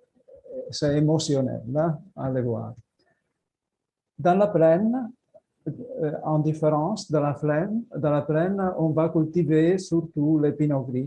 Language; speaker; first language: French; non-native, fluent; Italian